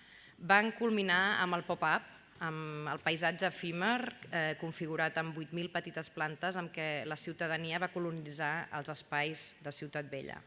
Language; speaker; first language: Catalan; native; Catalan